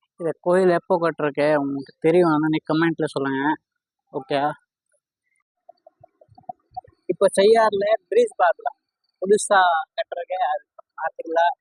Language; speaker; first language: Tamil; non-native, learner; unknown